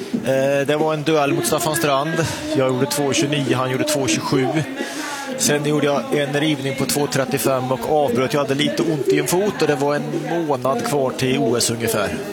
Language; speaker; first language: Swedish; native; Swedish